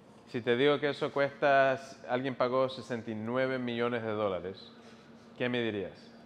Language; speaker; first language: Spanish; early bilingual, heritage; Spanish